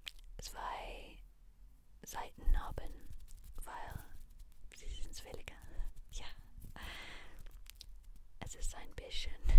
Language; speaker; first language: German; non-native, learner; English